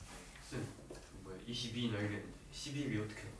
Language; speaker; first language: Korean; native; Korean